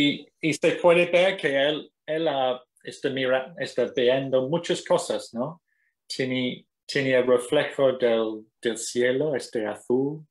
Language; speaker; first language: Spanish; non-native, fluent; English